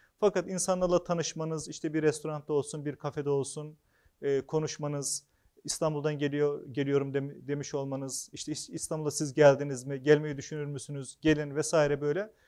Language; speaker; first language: Turkish; native; Turkish